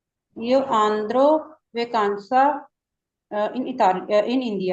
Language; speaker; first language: Italian; non-native, learner; Urdu